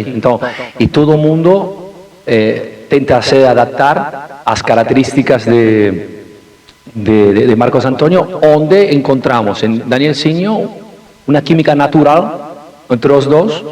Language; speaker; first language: Portuguese; non-native, fluent; Spanish